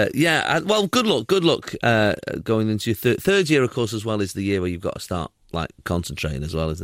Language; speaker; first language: English; native; English